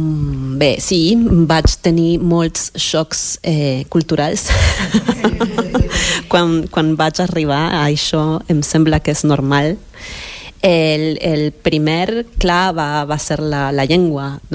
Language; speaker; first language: Catalan; non-native, fluent; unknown